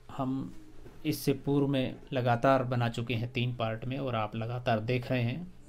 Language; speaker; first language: Hindi; native; Hindi